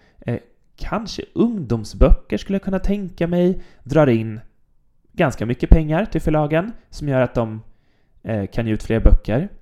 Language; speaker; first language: Swedish; native; Swedish